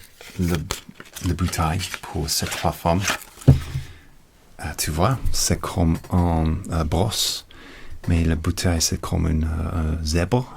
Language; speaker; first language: French; non-native, learner; English